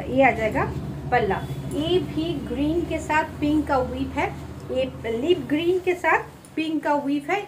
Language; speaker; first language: Hindi; non-native, fluent; Bangla